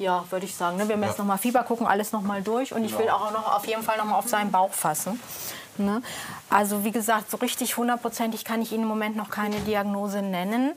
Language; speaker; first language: German; native; German